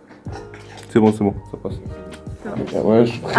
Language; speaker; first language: French; native; French